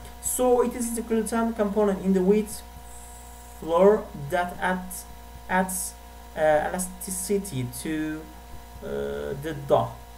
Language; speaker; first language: English; non-native, fluent; Turkish